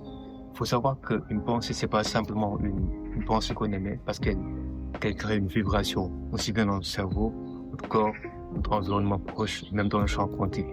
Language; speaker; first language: French; non-native, local second language; Wolof